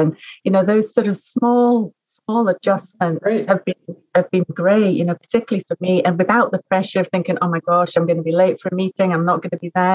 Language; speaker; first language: English; native; English